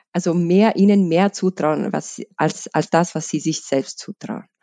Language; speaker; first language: German; non-native, fluent; Bosnian